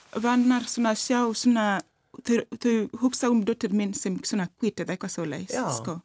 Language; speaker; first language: Icelandic; non-native, fluent; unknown